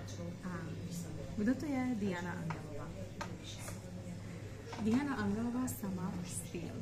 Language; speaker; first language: Czech; non-native, learner; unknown